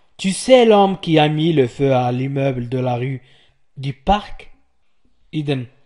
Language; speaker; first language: French; non-native, local second language; Arabic